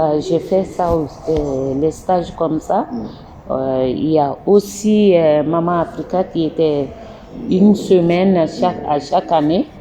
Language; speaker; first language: French; non-native, local second language; Bambara